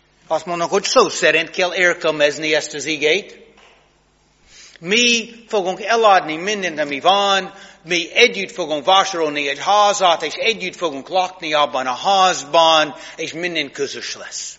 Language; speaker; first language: Hungarian; non-native, fluent; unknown